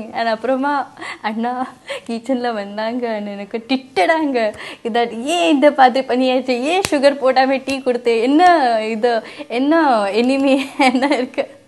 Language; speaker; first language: Tamil; non-native, learner; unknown